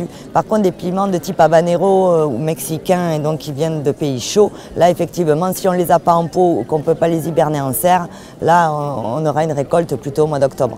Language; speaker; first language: French; native; French